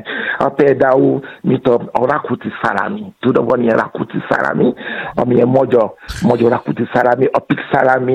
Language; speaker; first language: Hungarian; non-native, fluent; Yoruba